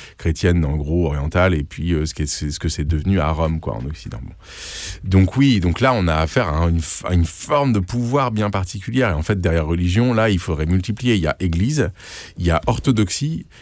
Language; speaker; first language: French; non-native, local second language; English